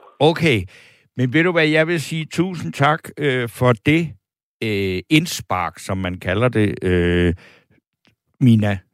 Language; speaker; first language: Danish; native; Danish